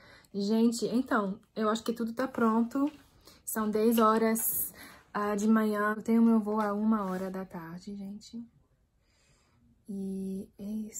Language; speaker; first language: Portuguese; non-native, fluent; English